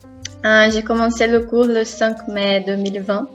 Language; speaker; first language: French; non-native, learner; Portuguese